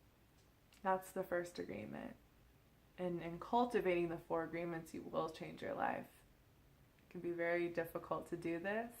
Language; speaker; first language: English; native; English